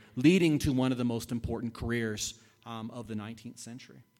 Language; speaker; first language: English; native; English